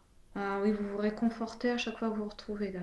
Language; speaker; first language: French; native; French